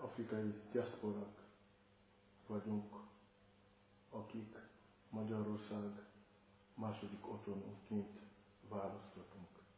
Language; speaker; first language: Hungarian; non-native, fluent; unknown